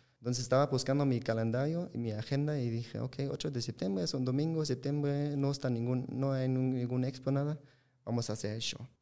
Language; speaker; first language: Spanish; non-native, fluent; German